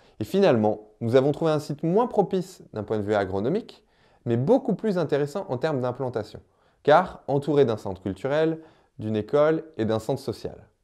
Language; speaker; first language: French; native; French